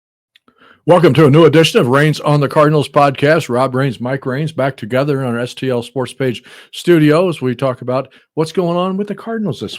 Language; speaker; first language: English; native; English